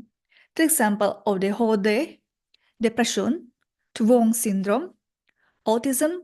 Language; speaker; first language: Swedish; non-native, learner; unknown